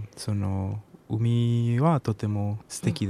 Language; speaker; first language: Japanese; non-native, learner; Spanish